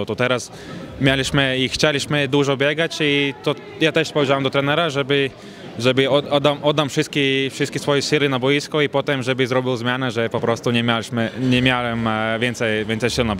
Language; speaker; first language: Polish; non-native, fluent; Latvian